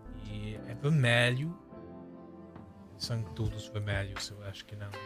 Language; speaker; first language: Portuguese; non-native, fluent; English